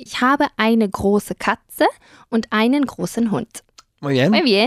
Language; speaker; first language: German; non-native, learner; Spanish